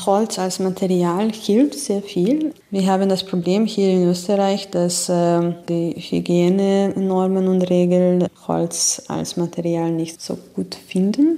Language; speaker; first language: German; non-native, fluent; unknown